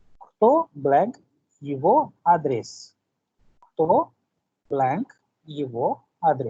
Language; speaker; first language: Russian; non-native, fluent; Hindi